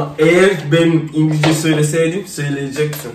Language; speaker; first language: Turkish; non-native, fluent; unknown